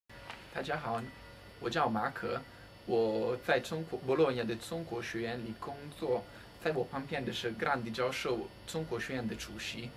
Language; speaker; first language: Chinese; non-native, fluent; Italian